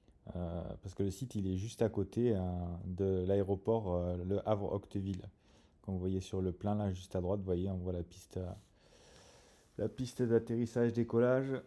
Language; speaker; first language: French; native; French